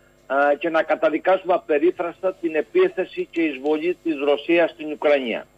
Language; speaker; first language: Greek; native; Greek